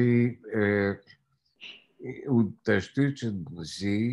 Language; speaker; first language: German; non-native, fluent; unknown